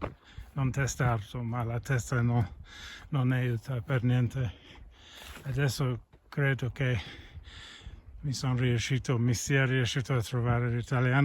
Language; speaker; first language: Italian; non-native, fluent; English